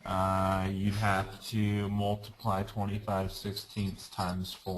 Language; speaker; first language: English; native; English